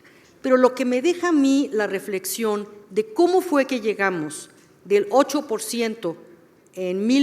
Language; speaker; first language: Spanish; native; Spanish